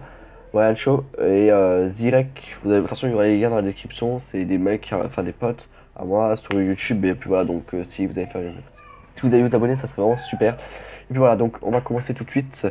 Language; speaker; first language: French; native; French